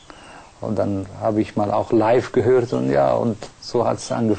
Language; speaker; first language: German; non-native, fluent; Persian